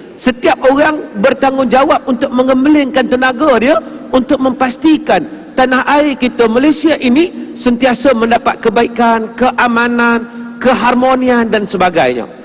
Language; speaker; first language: Malay; native; Malay